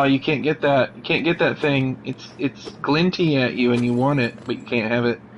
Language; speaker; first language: English; native; English